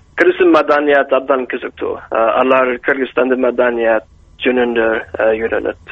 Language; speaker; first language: Kyrgyz; non-native, learner; English